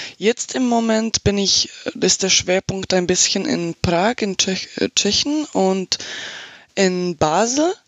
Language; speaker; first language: German; non-native, fluent; Slovak